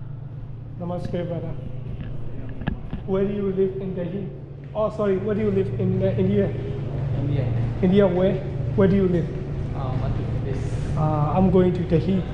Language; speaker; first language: English; non-native, learner; Burmese